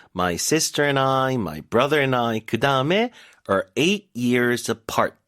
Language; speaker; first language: English; non-native, fluent; Korean